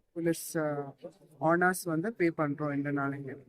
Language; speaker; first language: Tamil; native; Tamil